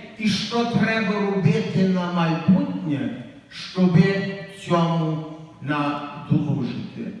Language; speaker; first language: Ukrainian; native; Ukrainian